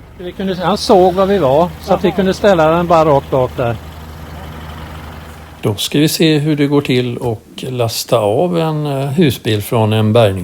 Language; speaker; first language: Swedish; native; Swedish